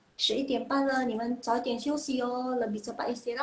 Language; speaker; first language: Chinese; non-native, fluent; Indonesian